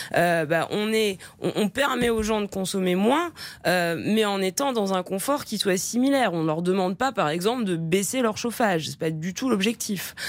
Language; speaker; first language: French; native; French